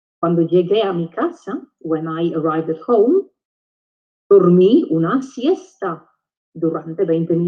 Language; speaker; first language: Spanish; non-native, fluent; English